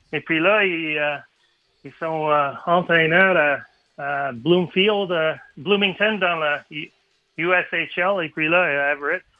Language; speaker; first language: French; non-native, learner; English